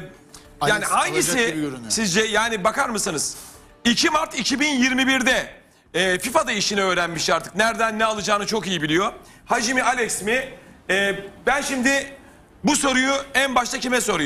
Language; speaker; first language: Turkish; native; Turkish